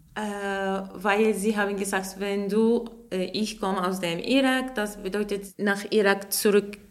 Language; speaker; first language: German; non-native, learner; Arabic